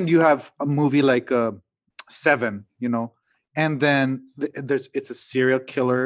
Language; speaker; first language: English; non-native, local second language; Cebuano